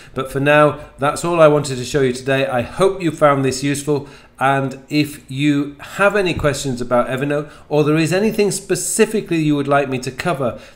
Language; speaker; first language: English; native; English